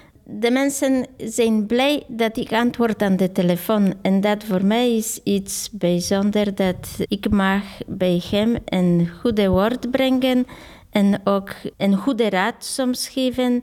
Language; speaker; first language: Dutch; non-native, fluent; Polish